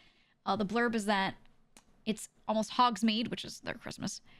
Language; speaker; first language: English; native; English